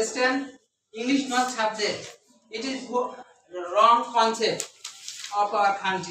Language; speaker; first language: English; non-native, local second language; Bangla